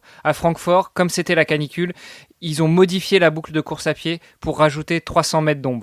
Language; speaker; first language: French; native; French